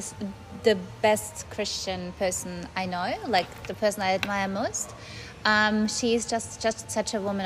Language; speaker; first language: English; non-native, fluent; German